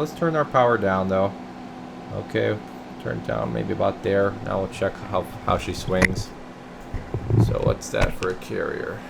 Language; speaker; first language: English; native; English